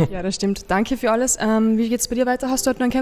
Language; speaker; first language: German; native; German